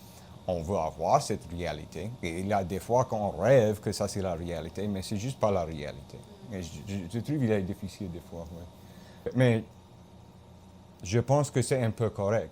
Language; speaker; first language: French; non-native, local second language; English